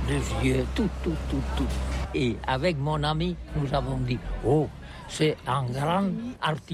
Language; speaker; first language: French; non-native, learner; Catalan